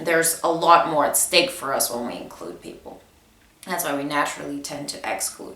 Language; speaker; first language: English; non-native, fluent; Bulgarian